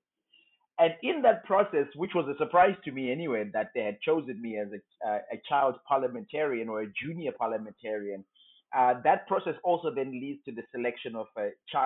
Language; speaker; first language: English; non-native, local second language; Shona